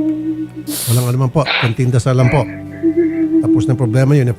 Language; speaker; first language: Filipino; native; Filipino